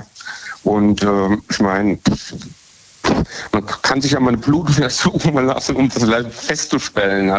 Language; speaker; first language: German; native; German